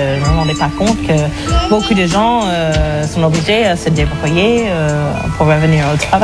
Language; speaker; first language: French; non-native, fluent; English